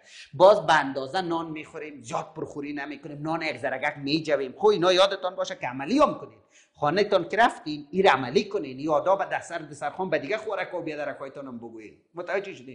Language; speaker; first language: Persian; native; Persian